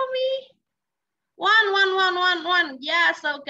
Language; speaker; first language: English; non-native, learner; Vietnamese